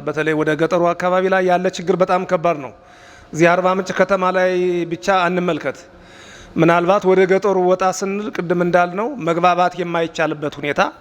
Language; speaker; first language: Amharic; non-native, local second language; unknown